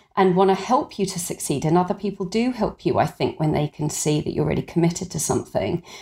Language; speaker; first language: English; native; English